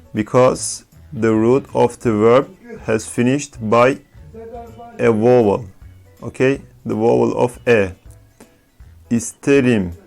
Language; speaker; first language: English; non-native, fluent; Turkish